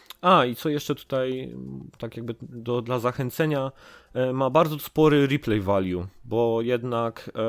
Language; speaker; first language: Polish; native; Polish